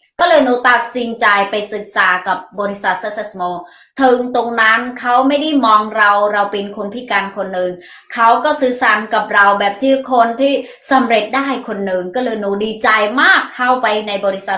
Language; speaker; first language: Thai; non-native, learner; Mon